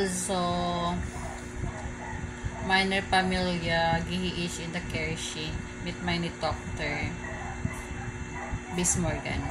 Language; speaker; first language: German; non-native, learner; English